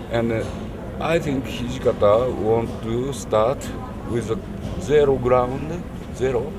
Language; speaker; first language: English; non-native, learner; Japanese